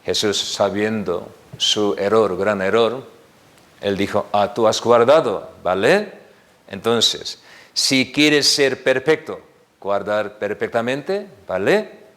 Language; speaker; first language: Spanish; non-native, learner; Korean